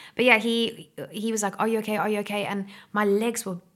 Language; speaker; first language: English; native; English